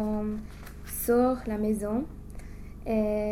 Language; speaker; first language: French; non-native, learner; English